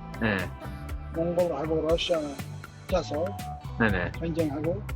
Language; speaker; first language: Korean; non-native, learner; Mongolian